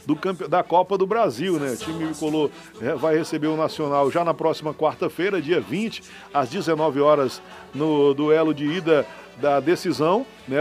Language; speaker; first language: Portuguese; native; Portuguese